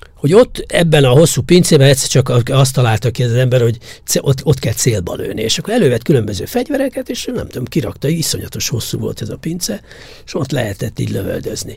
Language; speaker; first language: Hungarian; native; Hungarian